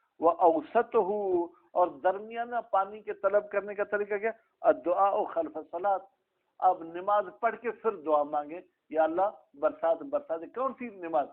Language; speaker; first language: Urdu; non-native, local second language; Sindhi